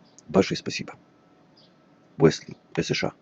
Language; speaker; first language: Russian; non-native, fluent; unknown